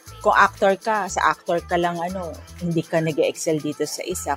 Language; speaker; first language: Filipino; native; Filipino